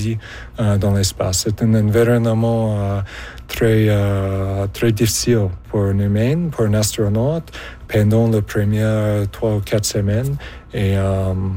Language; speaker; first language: French; native; French